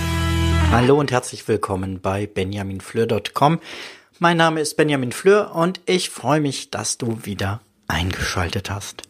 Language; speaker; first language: German; native; German